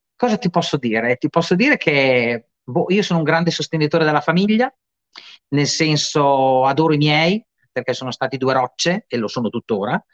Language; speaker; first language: Italian; native; Italian